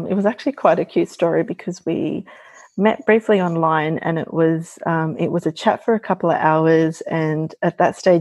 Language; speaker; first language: English; native; English